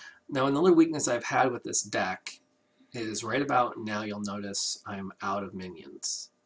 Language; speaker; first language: English; native; English